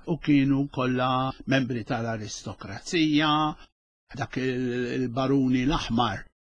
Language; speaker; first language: Maltese; early bilingual, other home language; Spanish